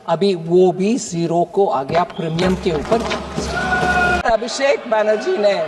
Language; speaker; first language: Hindi; non-native, local second language; Tamil